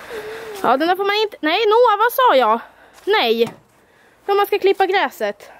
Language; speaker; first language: Swedish; native; Swedish